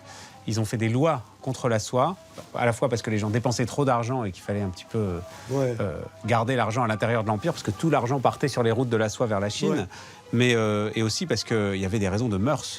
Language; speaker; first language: French; native; French